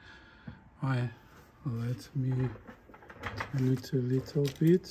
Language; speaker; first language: English; non-native, fluent; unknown